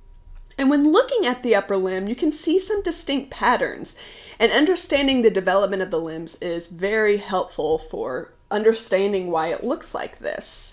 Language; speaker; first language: English; native; English